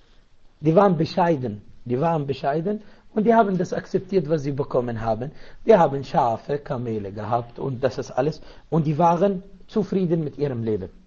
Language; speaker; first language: German; non-native, fluent; Arabic